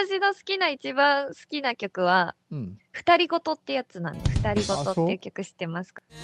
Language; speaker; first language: Japanese; native; Japanese